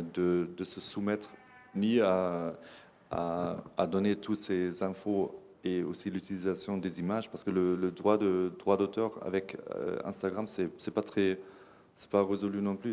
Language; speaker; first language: French; non-native, fluent; German